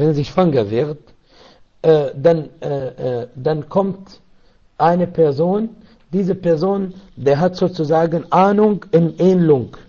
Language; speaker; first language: German; non-native, learner; Arabic